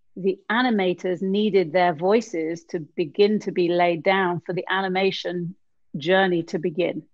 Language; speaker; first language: English; native; English